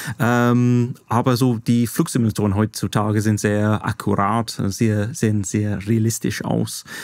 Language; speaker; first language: German; non-native, fluent; English